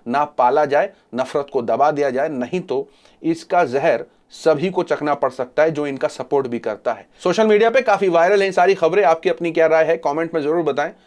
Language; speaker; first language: Hindi; native; Hindi